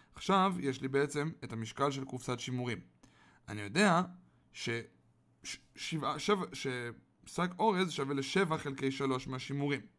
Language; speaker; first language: Hebrew; native; Hebrew